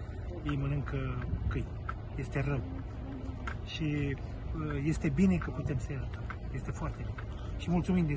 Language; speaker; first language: Romanian; non-native, local second language; Ukrainian